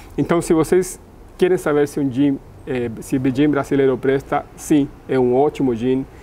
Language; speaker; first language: Portuguese; non-native, fluent; Spanish